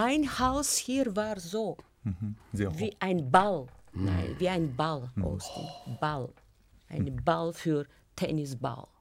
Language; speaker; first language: German; non-native, fluent; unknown